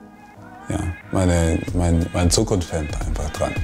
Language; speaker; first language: German; non-native, fluent; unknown